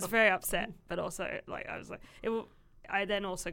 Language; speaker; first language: English; native; English